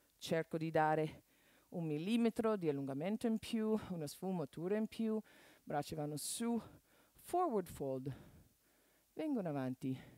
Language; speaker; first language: Italian; non-native, fluent; English